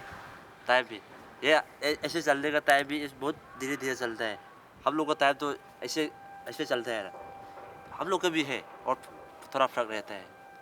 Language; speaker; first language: Hindi; non-native, local second language; Manipuri